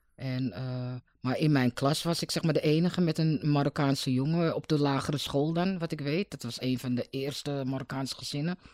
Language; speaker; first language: Dutch; native; Dutch